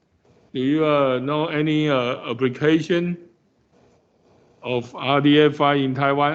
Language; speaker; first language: English; non-native, fluent; Chinese